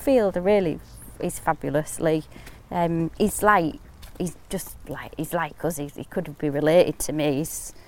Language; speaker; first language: English; native; English